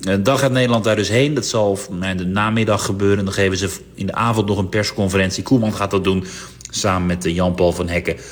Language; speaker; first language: Dutch; early bilingual, other home language; Turkish